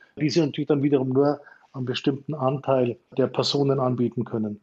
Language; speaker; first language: German; native; German